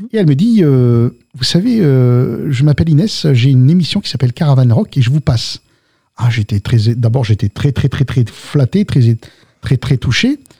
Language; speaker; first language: French; early bilingual, other home language; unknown